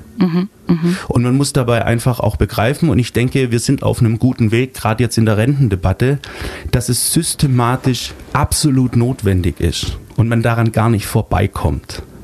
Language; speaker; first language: German; native; German